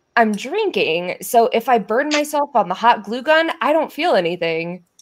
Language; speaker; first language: English; native; English